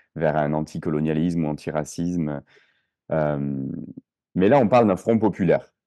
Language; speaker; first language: French; native; French